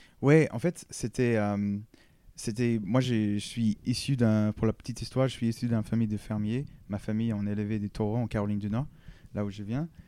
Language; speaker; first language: French; non-native, fluent; English